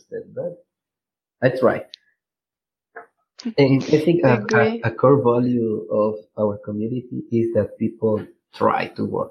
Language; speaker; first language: English; non-native, learner; Spanish